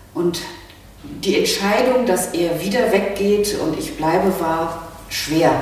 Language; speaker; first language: German; native; German